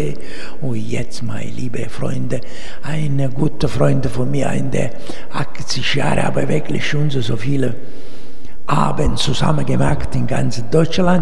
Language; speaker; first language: German; non-native, learner; Italian